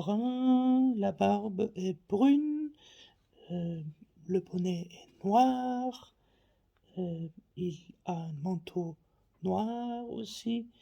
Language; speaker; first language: French; non-native, learner; Faroese